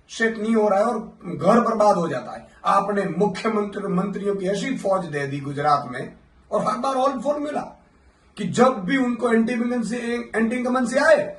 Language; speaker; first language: Hindi; non-native, local second language; Gujarati